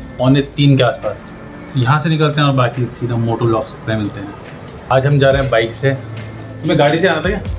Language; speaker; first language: Hindi; native; Hindi